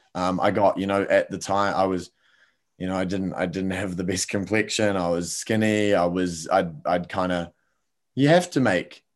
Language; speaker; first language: English; native; English